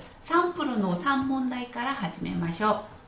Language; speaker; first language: Japanese; non-native, fluent; Korean